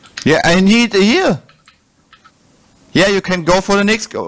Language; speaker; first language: English; non-native, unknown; German